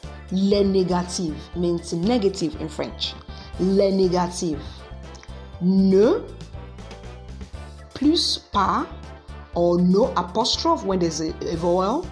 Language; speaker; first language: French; non-native, learner; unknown